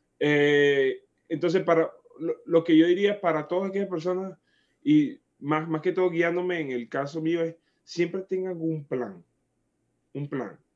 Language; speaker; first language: Spanish; native; Spanish